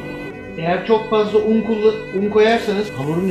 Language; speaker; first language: Turkish; native; Turkish